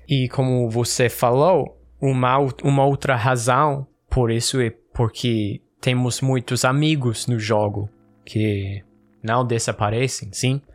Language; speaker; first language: Portuguese; non-native, learner; English